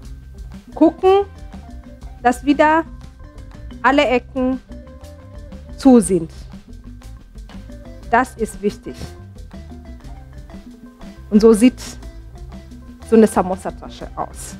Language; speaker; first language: German; non-native, fluent; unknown